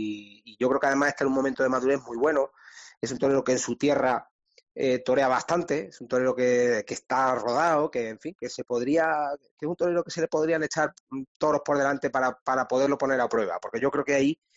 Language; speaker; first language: Spanish; native; Spanish